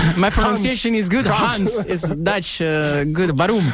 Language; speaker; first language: English; non-native, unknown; Italian